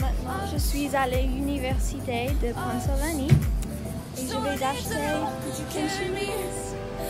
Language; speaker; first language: French; non-native, learner; English